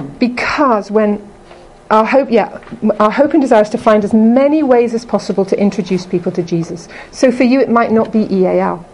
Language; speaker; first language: English; native; English